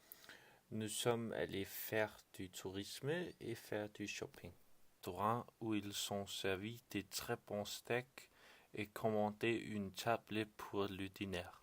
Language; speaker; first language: French; non-native, learner; Danish